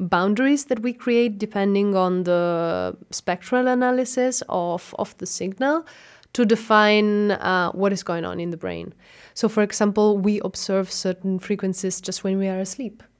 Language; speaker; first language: English; non-native, fluent; Italian